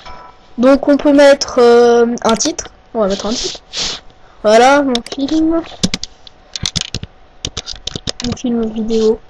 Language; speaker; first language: French; native; French